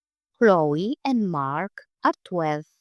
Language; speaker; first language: English; non-native, fluent; Polish